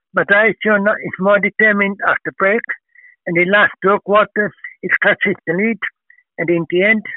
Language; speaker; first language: English; non-native, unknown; Finnish